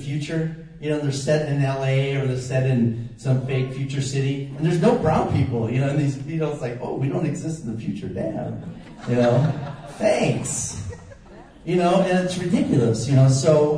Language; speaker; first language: English; native; English